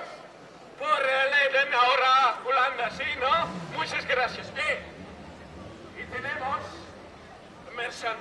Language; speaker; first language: Spanish; non-native, learner; Dutch